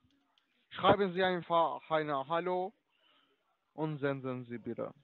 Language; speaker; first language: German; non-native, learner; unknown